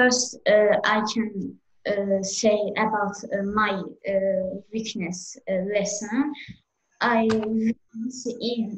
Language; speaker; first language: English; non-native, learner; Azerbaijani